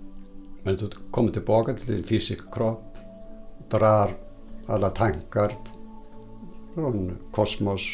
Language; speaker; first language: Swedish; non-native, fluent; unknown